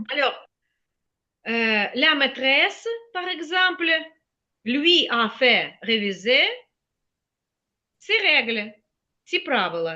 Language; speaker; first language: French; non-native, fluent; Ukrainian